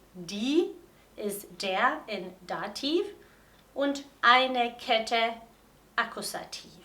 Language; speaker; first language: German; non-native, fluent; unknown